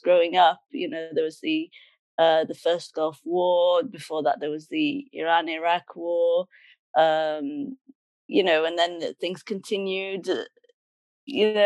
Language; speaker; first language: English; native; English